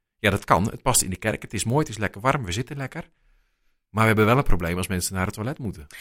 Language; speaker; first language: Dutch; native; Dutch